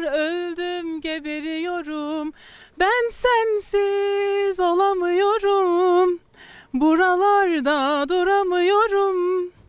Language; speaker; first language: Turkish; early bilingual, heritage; Turkish